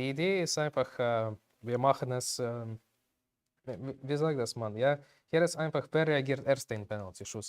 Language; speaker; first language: German; non-native, learner; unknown